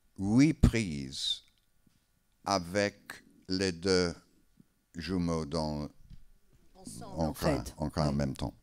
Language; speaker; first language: French; non-native, learner; English